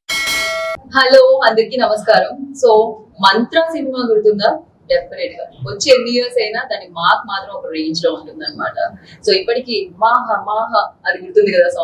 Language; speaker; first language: Telugu; native; Telugu